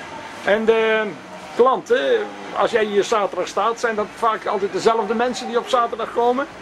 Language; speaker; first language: Dutch; native; Dutch